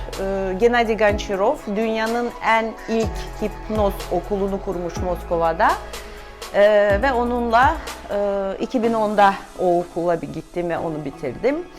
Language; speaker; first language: Turkish; non-native, fluent; Russian